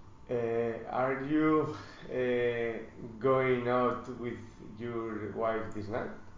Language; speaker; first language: English; non-native, learner; Spanish